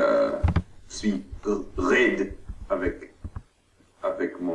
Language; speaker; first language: French; non-native, learner; German